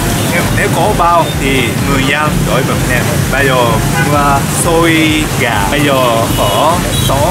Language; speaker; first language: Vietnamese; non-native, learner; Japanese